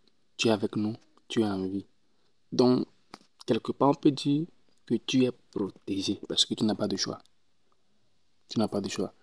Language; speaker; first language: French; non-native, local second language; Ewe